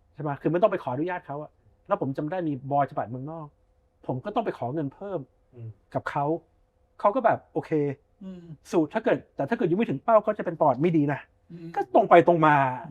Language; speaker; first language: Thai; early bilingual, heritage; Thai